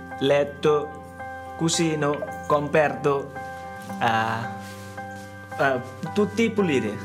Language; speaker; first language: Italian; non-native, learner; Bangla